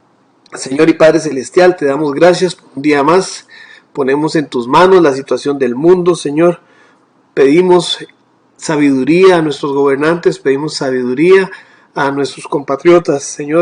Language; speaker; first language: Spanish; native; Spanish